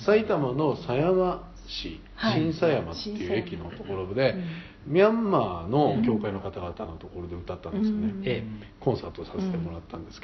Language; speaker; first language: Japanese; native; Japanese